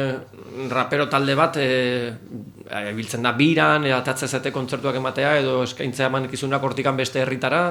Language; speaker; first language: Basque; native; Basque